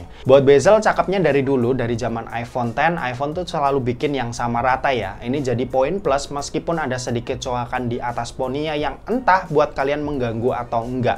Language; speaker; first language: Indonesian; native; Indonesian